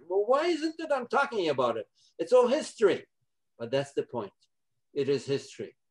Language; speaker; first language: English; non-native, fluent; Polish